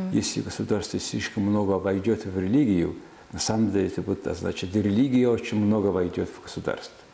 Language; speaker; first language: Russian; non-native, fluent; Mongolian